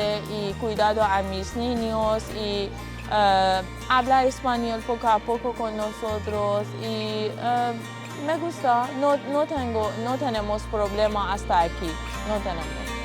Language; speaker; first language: Spanish; non-native, learner; Persian